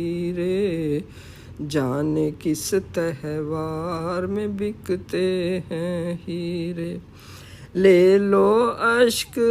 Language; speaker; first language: Urdu; native; Urdu